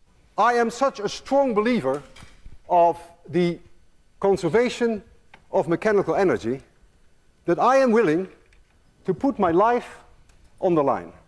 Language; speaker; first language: English; non-native, fluent; Dutch